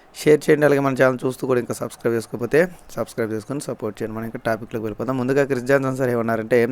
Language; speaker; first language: Telugu; native; Telugu